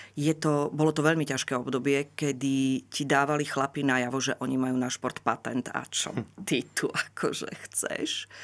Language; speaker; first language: Slovak; native; Slovak